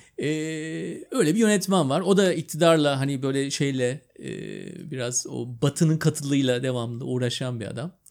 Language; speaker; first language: Turkish; native; Turkish